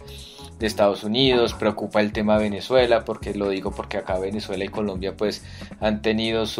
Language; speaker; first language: Spanish; native; Spanish